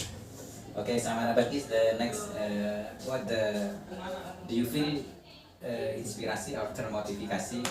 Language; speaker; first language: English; non-native, learner; Indonesian